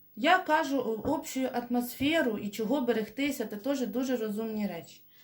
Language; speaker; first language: Ukrainian; non-native, local second language; Russian